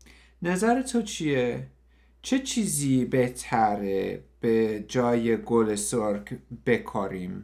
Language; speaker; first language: Persian; non-native, learner; English